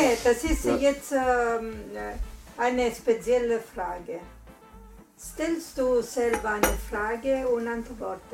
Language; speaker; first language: German; non-native, learner; Italian